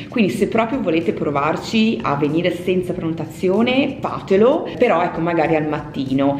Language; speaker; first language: Italian; native; Italian